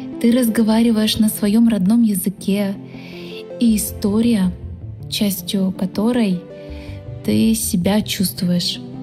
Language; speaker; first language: Russian; non-native, local second language; Udmurt